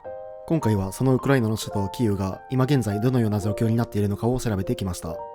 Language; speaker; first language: Japanese; native; Japanese